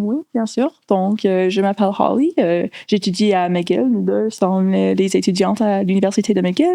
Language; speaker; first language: French; non-native, local second language; English